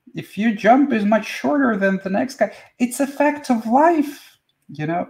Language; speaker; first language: English; non-native, fluent; Russian